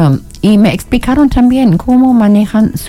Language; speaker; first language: Spanish; non-native, learner; German